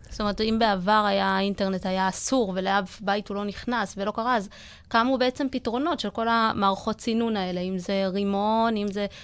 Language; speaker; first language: Hebrew; native; Hebrew